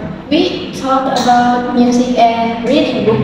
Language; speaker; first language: English; non-native, learner; Indonesian